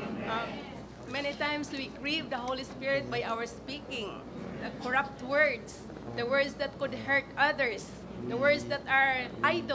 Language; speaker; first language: English; non-native, local second language; Cebuano